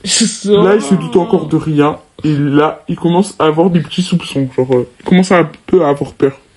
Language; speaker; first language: French; native; French